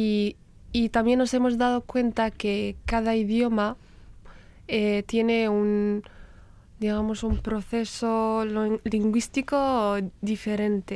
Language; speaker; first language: Spanish; non-native, fluent; Riffian